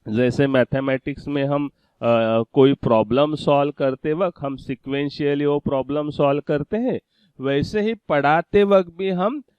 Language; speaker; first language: Hindi; non-native, local second language; Marathi